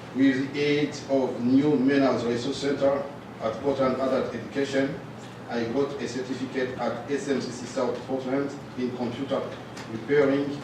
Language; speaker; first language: English; non-native, learner; Rundi